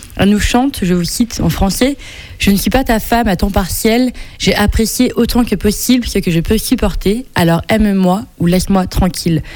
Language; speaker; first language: French; native; French